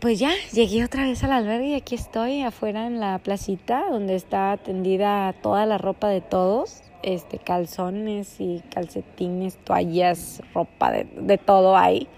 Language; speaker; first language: Spanish; native; Spanish